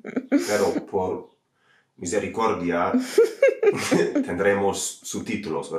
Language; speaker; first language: Spanish; non-native, fluent; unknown